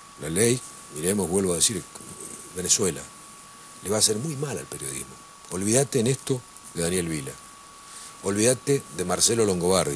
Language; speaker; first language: Spanish; native; Spanish